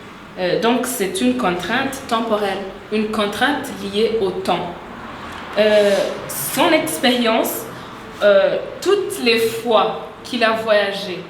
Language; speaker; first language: French; non-native, local second language; Rundi